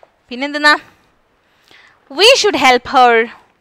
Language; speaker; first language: English; non-native, local second language; Malayalam